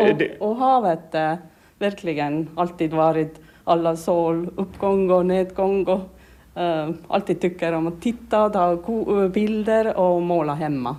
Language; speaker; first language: Swedish; non-native, learner; Estonian